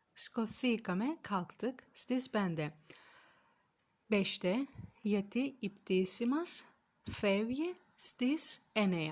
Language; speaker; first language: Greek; non-native, fluent; Turkish